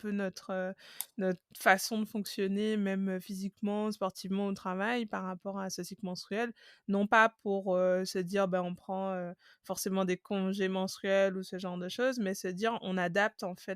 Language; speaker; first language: French; native; French